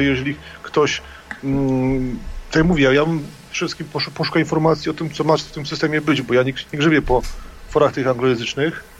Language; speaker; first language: Polish; native; Polish